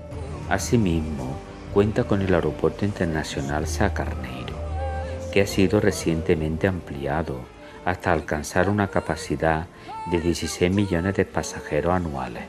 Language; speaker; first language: Spanish; native; Spanish